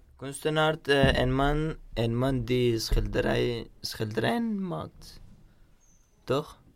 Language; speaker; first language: Dutch; non-native, learner; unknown